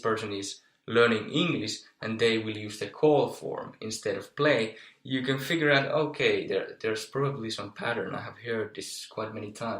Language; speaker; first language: English; non-native, fluent; Finnish